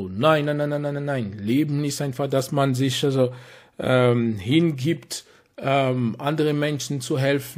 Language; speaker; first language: German; non-native, fluent; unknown